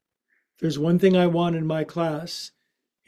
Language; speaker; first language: English; native; English